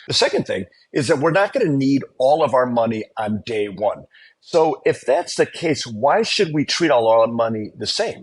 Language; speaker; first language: English; native; English